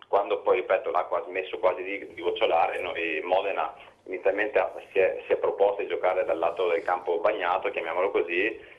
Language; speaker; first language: Italian; native; Italian